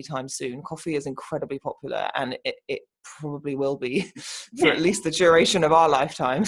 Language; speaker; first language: English; native; English